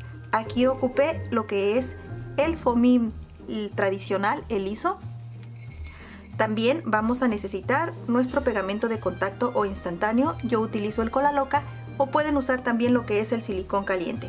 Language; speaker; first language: Spanish; native; Spanish